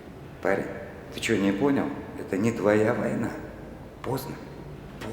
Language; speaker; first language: Russian; native; Russian